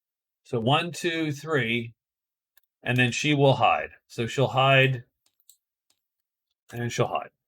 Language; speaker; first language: English; native; English